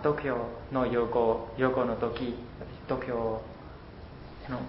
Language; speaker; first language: Japanese; non-native, learner; Khmer